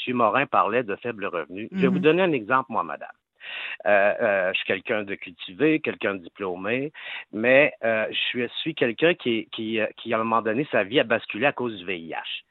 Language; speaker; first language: French; native; French